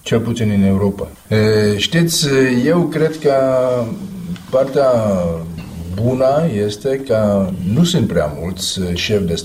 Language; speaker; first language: Romanian; non-native, fluent; Czech